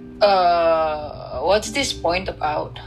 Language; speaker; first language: English; non-native, fluent; Indonesian